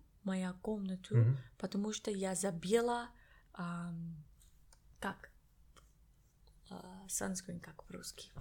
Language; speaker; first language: Russian; non-native, learner; English